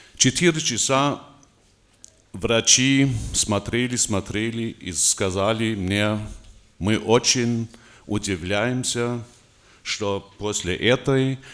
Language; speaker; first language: Russian; non-native, fluent; German